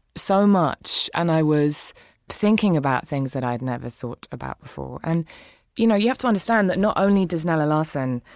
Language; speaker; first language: English; native; English